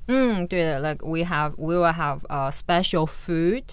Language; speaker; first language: English; non-native, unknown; Chinese